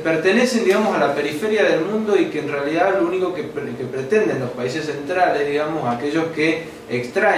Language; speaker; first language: Spanish; native; Spanish